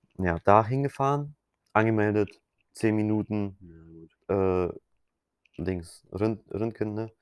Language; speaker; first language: German; early bilingual, other home language; Polish